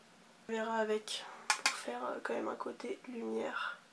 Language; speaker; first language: French; native; French